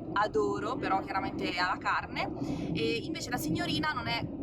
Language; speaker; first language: Italian; native; Italian